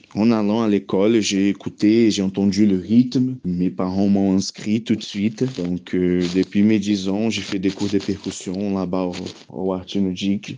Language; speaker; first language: French; non-native, fluent; Portuguese